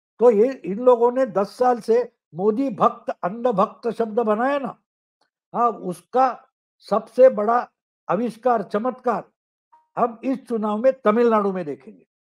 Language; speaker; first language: Hindi; non-native, local second language; Marathi